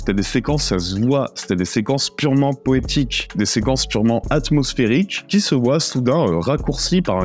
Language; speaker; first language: French; native; French